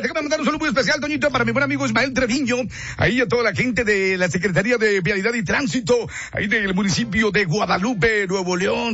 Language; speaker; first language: Spanish; native; Spanish